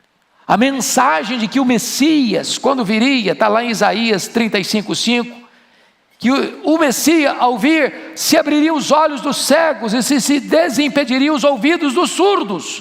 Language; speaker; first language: Portuguese; native; Portuguese